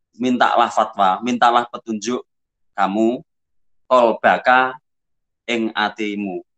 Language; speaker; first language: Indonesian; native; Indonesian